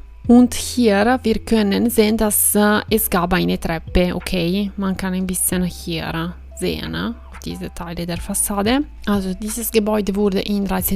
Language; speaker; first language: German; non-native, fluent; Italian